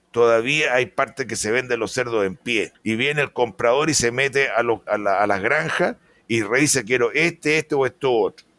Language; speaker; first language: Spanish; native; Spanish